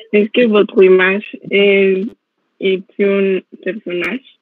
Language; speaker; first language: French; non-native, learner; Spanish